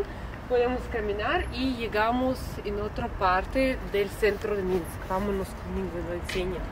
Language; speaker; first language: Spanish; non-native, learner; Russian